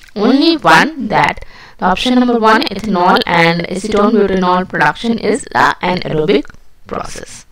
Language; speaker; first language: English; non-native, local second language; Hindi